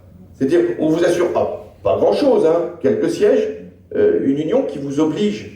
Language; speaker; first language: French; native; French